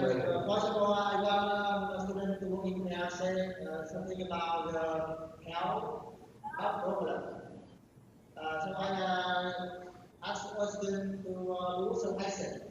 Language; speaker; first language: English; non-native, learner; Vietnamese